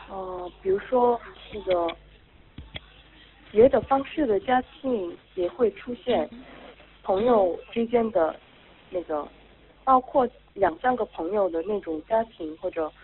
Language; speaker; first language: Chinese; non-native, fluent; Korean